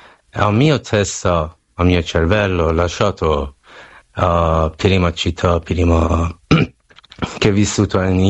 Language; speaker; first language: Italian; non-native, learner; Persian